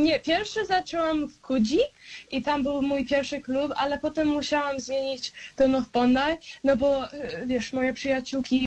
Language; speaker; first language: Polish; early bilingual, heritage; Polish